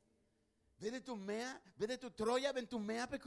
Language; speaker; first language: German; non-native, learner; Spanish